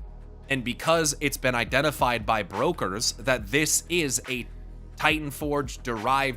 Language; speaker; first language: English; native; English